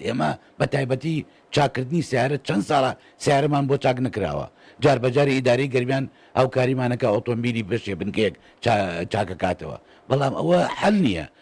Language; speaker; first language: Central Kurdish; native; Central Kurdish